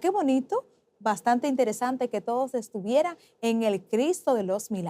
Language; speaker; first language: Spanish; native; Spanish